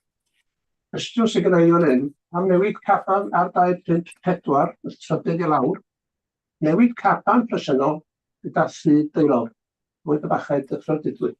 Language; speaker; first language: Welsh; native; Welsh